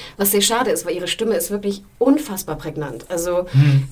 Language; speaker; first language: German; native; German